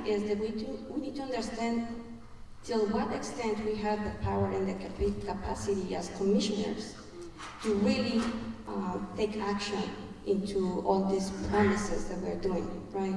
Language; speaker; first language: English; non-native, fluent; Spanish